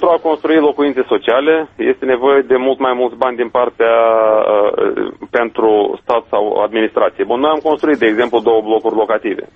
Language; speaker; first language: Romanian; native; Romanian